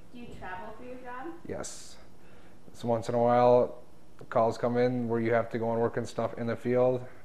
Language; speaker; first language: English; native; English